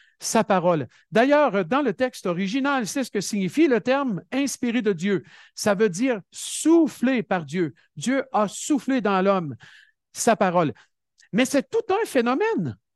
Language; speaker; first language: French; native; French